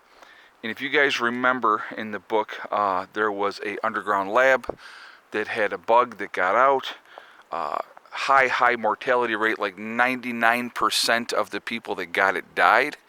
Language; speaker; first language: English; native; English